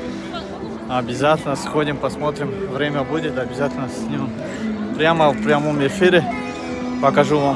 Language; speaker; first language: Russian; non-native, fluent; Tajik